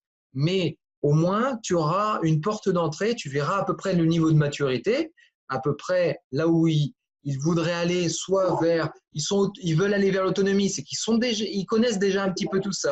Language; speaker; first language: French; native; French